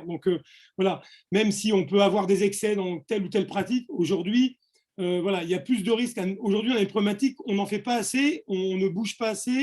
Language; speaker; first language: French; native; French